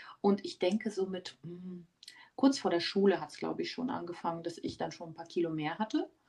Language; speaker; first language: German; early bilingual, other home language; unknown